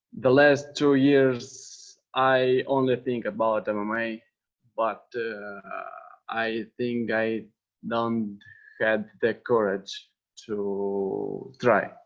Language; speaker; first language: English; non-native, learner; Romanian